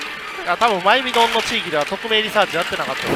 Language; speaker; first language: Japanese; native; Japanese